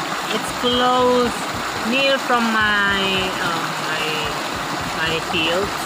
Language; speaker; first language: English; non-native, learner; Indonesian